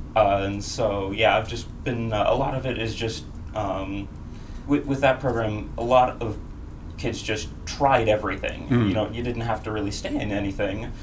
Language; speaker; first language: English; native; English